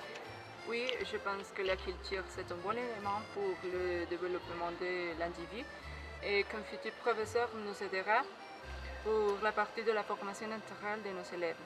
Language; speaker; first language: French; non-native, learner; Spanish